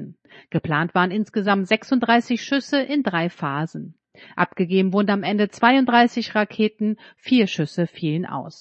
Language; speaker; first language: German; native; German